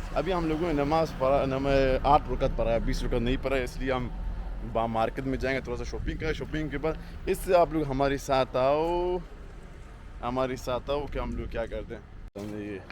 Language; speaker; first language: Hindi; non-native, local second language; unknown